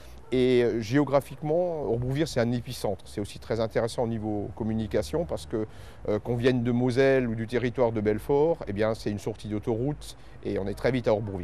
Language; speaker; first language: French; native; French